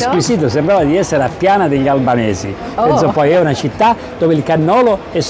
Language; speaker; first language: Italian; native; Italian